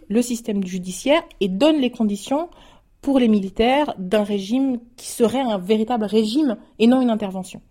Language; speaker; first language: French; native; French